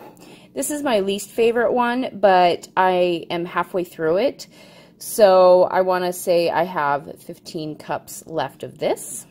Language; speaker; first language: English; native; English